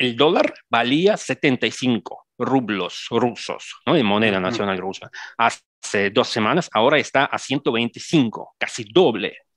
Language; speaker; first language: Spanish; non-native, fluent; Russian